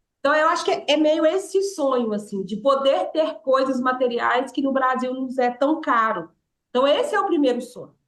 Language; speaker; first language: Portuguese; native; Portuguese